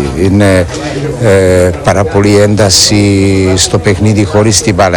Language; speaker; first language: Greek; non-native, fluent; Serbian